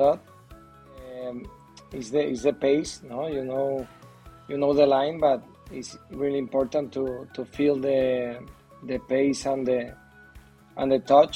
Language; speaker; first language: English; non-native, learner; Spanish